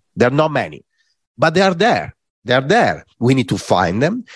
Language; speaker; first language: English; non-native, fluent; Italian